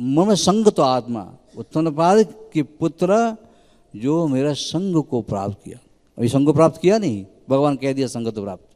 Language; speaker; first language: Hindi; native; Hindi